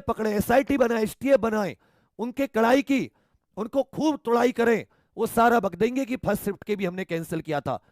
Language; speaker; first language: Hindi; native; Hindi